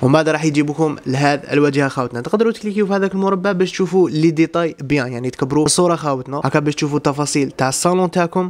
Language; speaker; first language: Arabic; native; Arabic